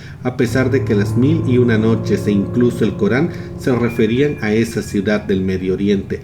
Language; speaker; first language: Spanish; native; Spanish